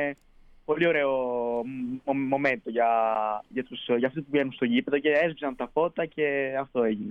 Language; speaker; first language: Greek; early bilingual, heritage; Greek